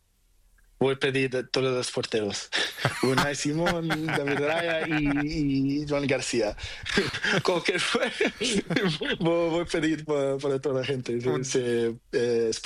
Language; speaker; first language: Spanish; non-native, learner; Portuguese